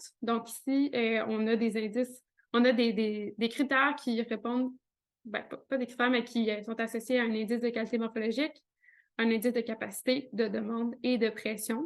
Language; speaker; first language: French; native; French